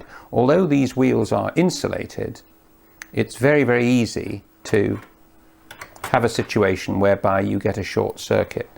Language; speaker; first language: English; native; English